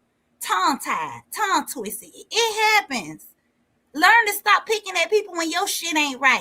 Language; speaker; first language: English; native; English